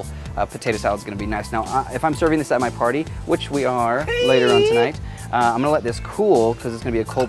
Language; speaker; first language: English; native; English